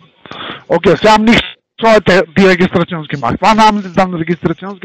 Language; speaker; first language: German; non-native, learner; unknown